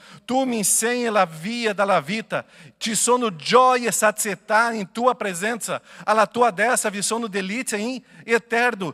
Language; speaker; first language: Italian; non-native, fluent; Portuguese